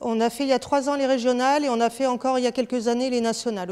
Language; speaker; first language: French; native; French